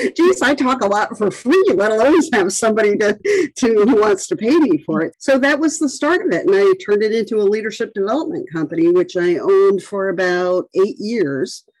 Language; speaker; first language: English; native; English